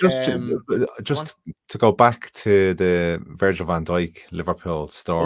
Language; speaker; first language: English; native; English